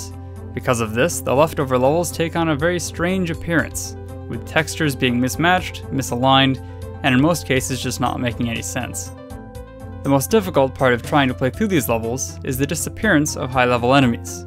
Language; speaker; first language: English; native; English